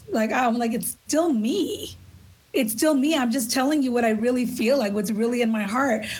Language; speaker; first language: English; native; English